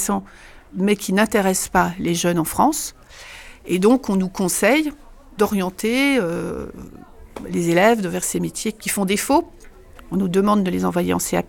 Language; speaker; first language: French; native; French